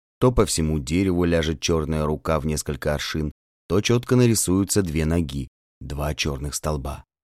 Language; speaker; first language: Russian; native; Russian